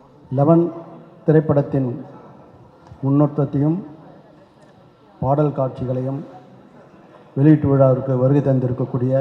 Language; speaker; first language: Tamil; native; Tamil